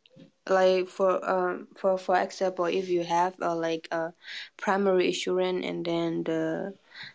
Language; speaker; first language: English; non-native, fluent; Burmese